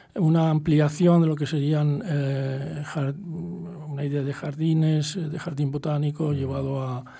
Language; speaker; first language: Spanish; native; Spanish